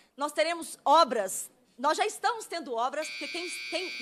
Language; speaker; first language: Portuguese; native; Portuguese